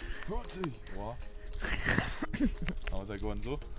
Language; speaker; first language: German; native; German